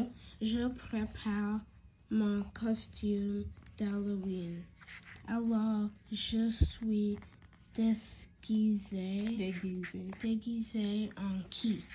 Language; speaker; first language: French; non-native, learner; English